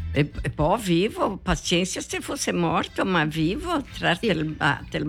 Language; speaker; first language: Italian; early bilingual, heritage; Portuguese